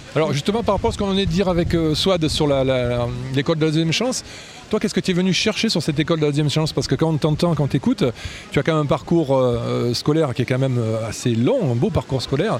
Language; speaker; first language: French; native; French